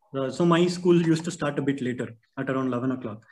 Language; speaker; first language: English; non-native, local second language; Tamil